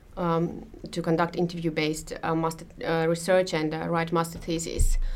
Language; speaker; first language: English; non-native, fluent; Russian